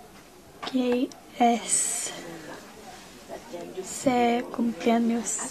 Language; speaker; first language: Spanish; non-native, learner; English